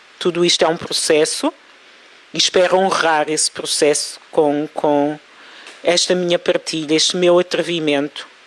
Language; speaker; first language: Portuguese; early bilingual, other home language; Kabuverdianu